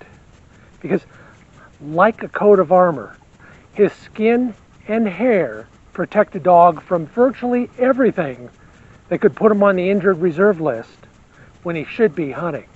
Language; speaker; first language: English; native; English